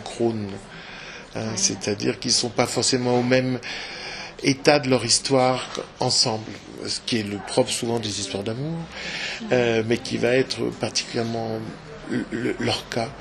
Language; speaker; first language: French; native; French